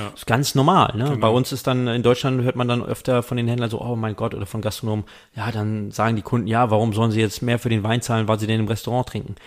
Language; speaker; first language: German; native; German